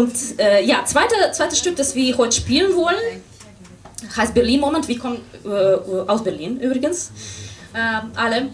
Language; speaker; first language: German; non-native, fluent; Russian